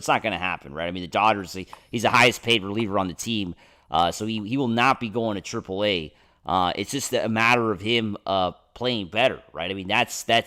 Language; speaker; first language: English; native; English